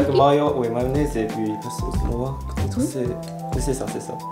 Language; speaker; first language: French; non-native, learner; Japanese